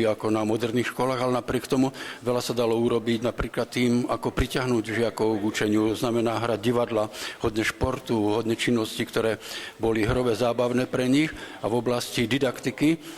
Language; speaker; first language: Slovak; native; Slovak